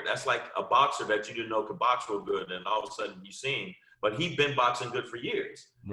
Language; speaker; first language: English; native; English